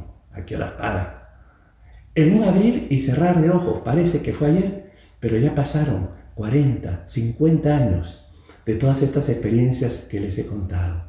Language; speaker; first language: Spanish; native; Spanish